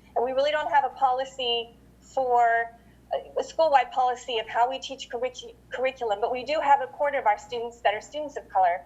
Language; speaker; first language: English; native; English